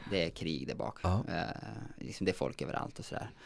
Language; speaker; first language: Swedish; native; Swedish